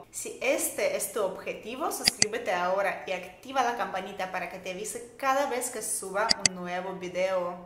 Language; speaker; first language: Spanish; non-native, fluent; Russian